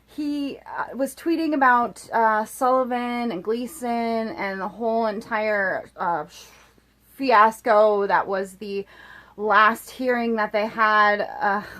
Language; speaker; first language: English; native; English